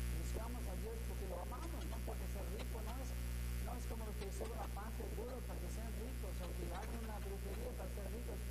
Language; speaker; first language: Spanish; non-native, fluent; English